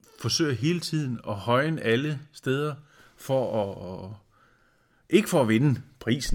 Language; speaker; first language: Danish; native; Danish